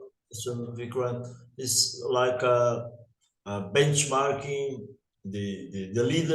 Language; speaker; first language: English; non-native, learner; Portuguese